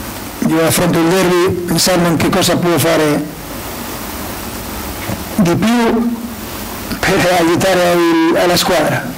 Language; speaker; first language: Italian; non-native, learner; Spanish